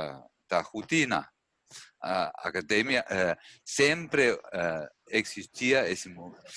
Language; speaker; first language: Portuguese; non-native, learner; German